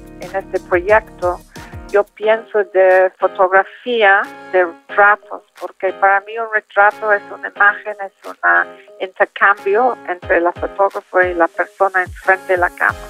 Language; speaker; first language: Spanish; non-native, learner; English